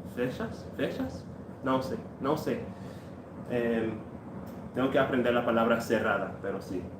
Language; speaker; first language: Portuguese; non-native, learner; English